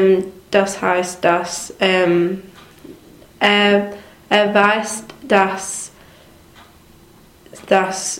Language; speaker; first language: German; non-native, learner; English